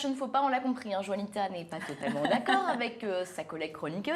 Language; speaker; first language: French; native; French